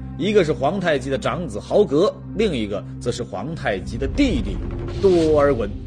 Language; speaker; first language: Chinese; native; Chinese